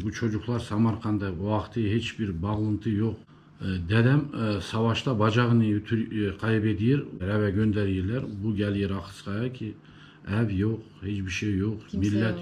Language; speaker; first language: Turkish; early bilingual, heritage; Turkish